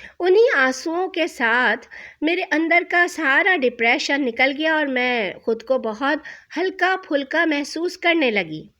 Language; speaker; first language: Urdu; native; Urdu